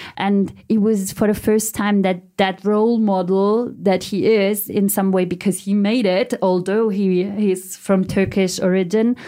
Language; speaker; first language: English; early bilingual, heritage; German